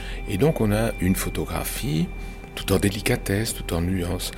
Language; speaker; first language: French; native; French